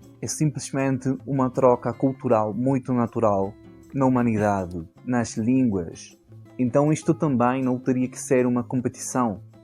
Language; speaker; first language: Portuguese; non-native, fluent; Spanish